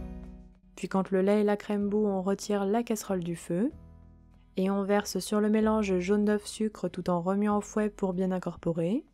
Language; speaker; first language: French; native; French